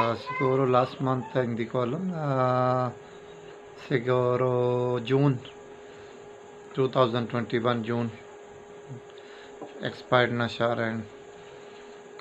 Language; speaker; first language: Filipino; non-native, learner; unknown